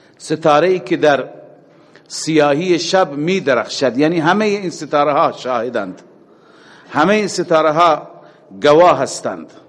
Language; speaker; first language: Persian; native; Persian